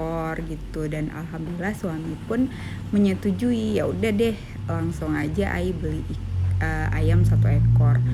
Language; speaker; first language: Indonesian; native; Indonesian